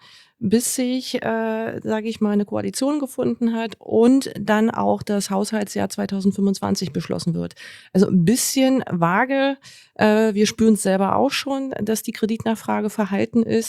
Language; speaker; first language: German; native; German